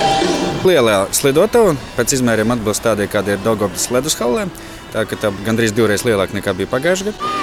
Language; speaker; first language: Latvian; non-native, local second language; Russian